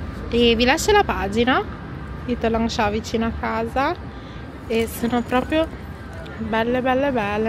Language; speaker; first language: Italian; early bilingual, other home language; Filipino